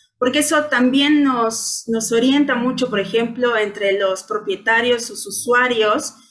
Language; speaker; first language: Spanish; native; Spanish